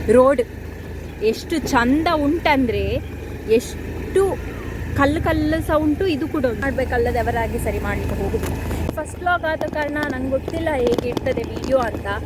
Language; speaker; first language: Kannada; non-native, local second language; Tulu